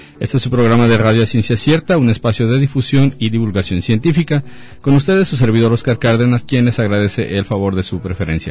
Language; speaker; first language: Spanish; native; Spanish